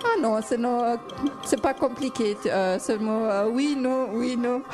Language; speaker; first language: French; non-native, learner; German